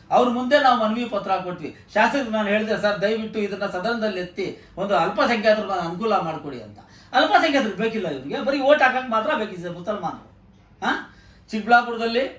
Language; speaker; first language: Kannada; non-native, local second language; Urdu